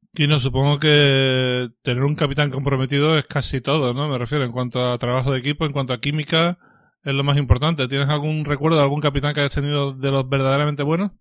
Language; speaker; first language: Spanish; native; Spanish